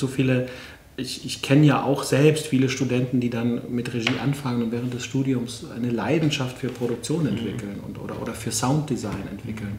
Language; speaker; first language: German; native; German